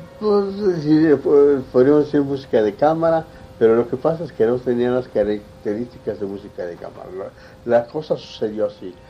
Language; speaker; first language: Spanish; native; Spanish